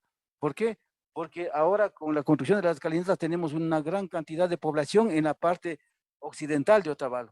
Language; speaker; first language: Spanish; native; Spanish